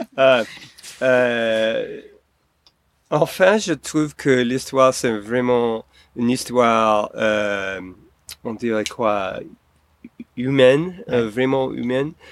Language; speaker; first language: French; non-native, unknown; English